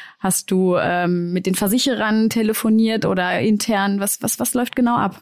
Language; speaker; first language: German; native; German